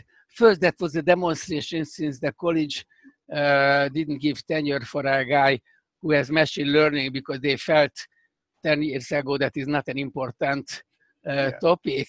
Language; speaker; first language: English; non-native, fluent; Hungarian